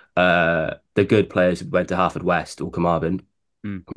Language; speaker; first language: English; native; English